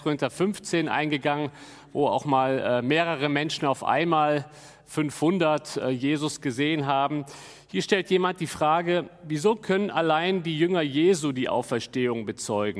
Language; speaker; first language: German; native; German